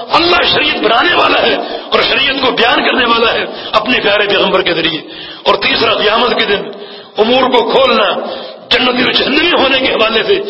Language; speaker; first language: Urdu; native; Urdu